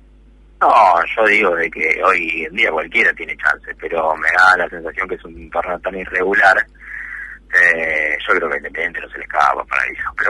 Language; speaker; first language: Spanish; native; Spanish